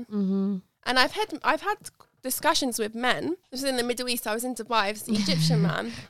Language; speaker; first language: English; early bilingual, other home language; Arabic